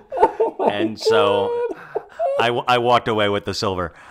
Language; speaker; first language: English; native; English